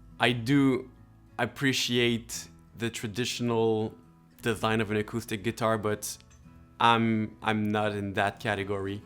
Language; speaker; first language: English; non-native, local second language; French